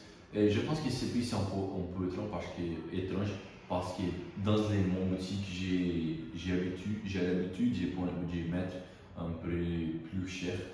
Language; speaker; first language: French; non-native, learner; Portuguese